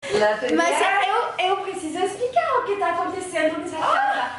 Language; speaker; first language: Portuguese; non-native, learner; French